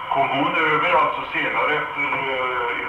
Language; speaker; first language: Swedish; non-native, fluent; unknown